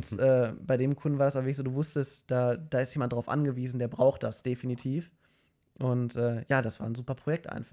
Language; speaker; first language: German; native; German